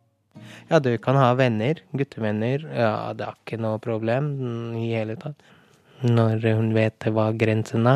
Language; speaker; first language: Norwegian; non-native, learner; Urdu